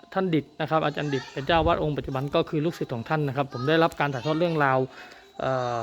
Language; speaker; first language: Thai; native; Thai